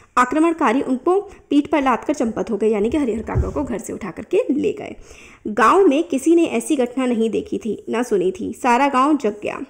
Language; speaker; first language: Hindi; native; Hindi